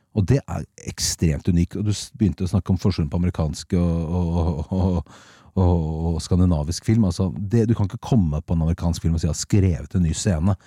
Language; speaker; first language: Norwegian; native; Norwegian